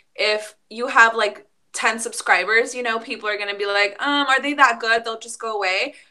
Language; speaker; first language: English; early bilingual, other home language; Spanish